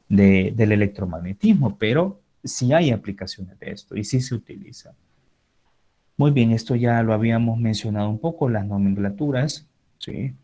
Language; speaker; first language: Spanish; native; Spanish